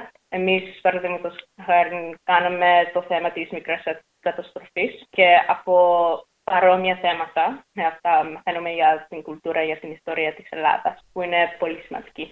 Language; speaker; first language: Greek; early bilingual, heritage; English